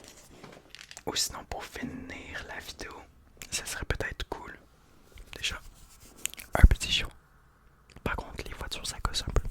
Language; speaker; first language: French; native; French